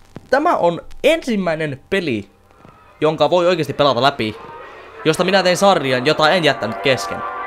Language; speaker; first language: Finnish; native; Finnish